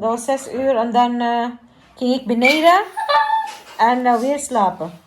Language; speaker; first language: Dutch; non-native, learner; Cebuano